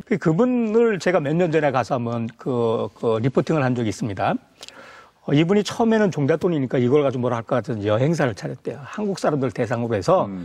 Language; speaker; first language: Korean; native; Korean